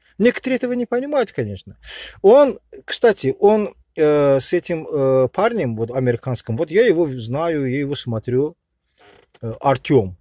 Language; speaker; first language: Russian; non-native, local second language; Azerbaijani